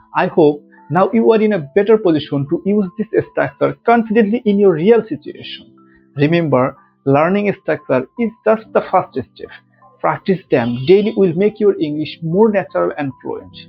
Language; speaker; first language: English; non-native, local second language; Bangla